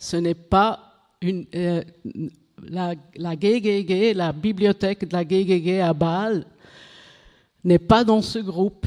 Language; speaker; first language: French; non-native, local second language; German